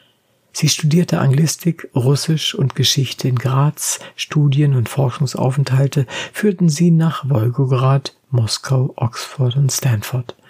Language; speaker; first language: German; native; German